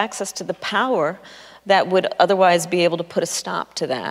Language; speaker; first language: English; native; English